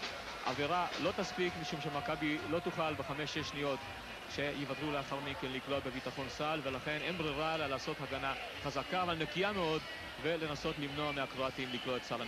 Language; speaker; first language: Hebrew; native; Hebrew